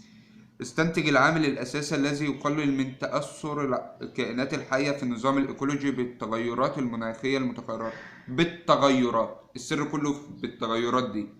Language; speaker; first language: Arabic; native; Arabic